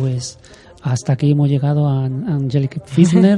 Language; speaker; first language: Spanish; native; Spanish